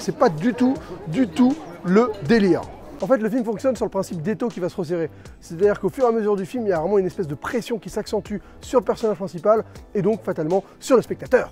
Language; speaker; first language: French; native; French